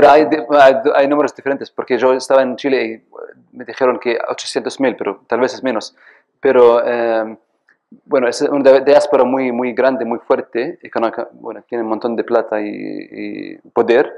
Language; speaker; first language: Spanish; non-native, fluent; Arabic